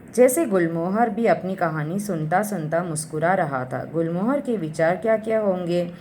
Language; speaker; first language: Hindi; non-native, local second language; Malayalam